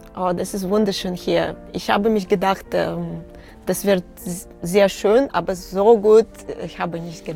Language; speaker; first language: German; non-native, learner; Russian